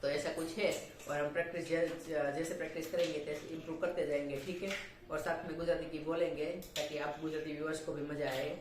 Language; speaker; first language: Hindi; non-native, local second language; Gujarati